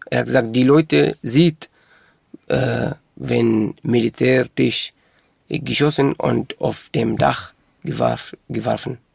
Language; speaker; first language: German; non-native, local second language; Arabic